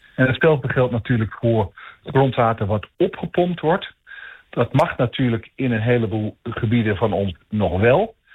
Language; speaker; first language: Dutch; native; Dutch